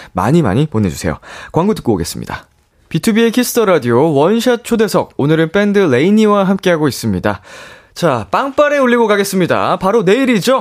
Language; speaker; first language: Korean; native; Korean